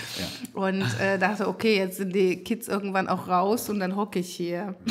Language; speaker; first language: German; non-native, fluent; Hungarian